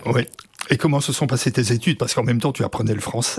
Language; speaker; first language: French; native; French